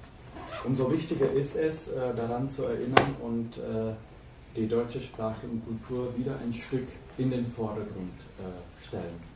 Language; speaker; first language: German; early bilingual, heritage; German